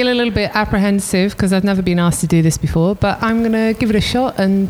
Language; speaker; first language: English; native; English